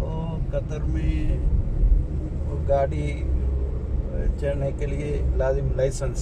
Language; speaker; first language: Hindi; non-native, learner; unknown